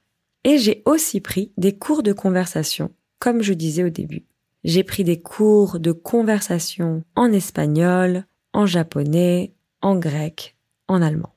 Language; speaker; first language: French; native; French